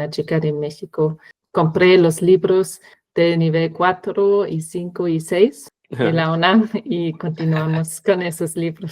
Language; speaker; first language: Spanish; non-native, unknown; German